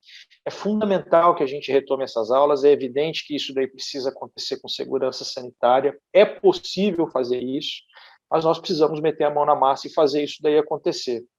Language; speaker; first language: Portuguese; native; Portuguese